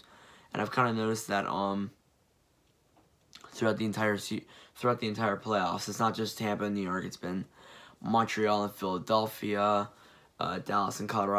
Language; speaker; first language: English; native; English